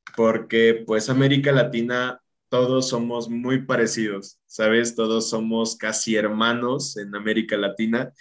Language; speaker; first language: Spanish; native; Spanish